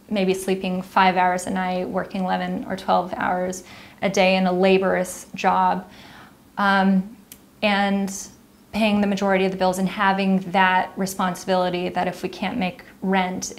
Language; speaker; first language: English; native; English